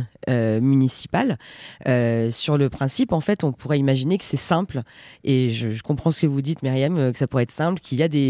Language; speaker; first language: French; native; French